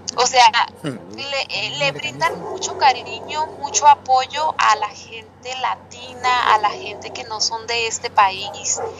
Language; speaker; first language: Spanish; native; Spanish